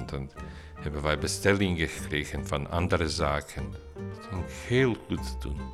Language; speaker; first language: Dutch; non-native, learner; Bosnian